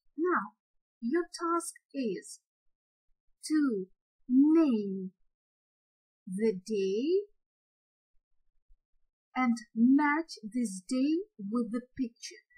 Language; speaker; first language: English; non-native, fluent; Ukrainian